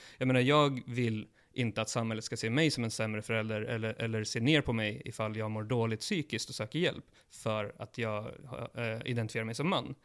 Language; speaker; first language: Swedish; early bilingual, other home language; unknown